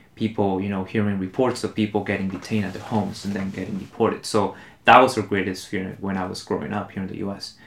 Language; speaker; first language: English; early bilingual, other home language; Spanish